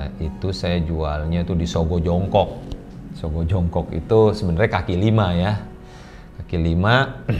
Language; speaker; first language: Indonesian; non-native, local second language; Minangkabau